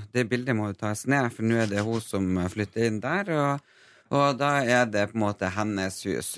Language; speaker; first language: Norwegian; native; Norwegian